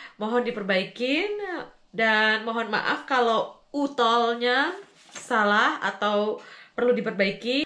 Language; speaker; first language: Indonesian; native; Indonesian